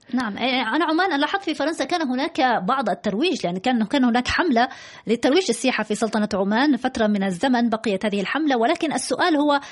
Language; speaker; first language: Arabic; native; Arabic